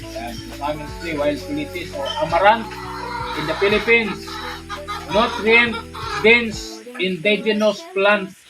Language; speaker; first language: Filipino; non-native, local second language; Cebuano